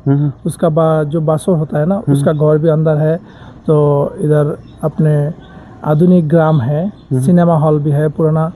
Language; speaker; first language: Hindi; non-native, learner; Bangla